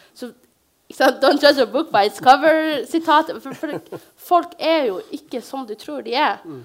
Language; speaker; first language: Norwegian; early bilingual, other home language; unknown